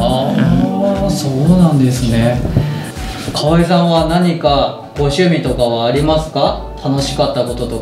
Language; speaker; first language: Japanese; native; Japanese